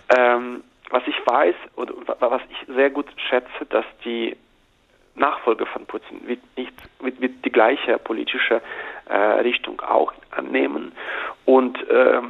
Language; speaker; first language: German; non-native, fluent; Russian